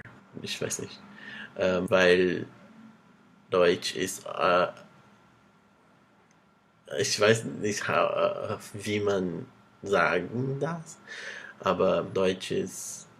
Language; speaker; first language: German; non-native, learner; Portuguese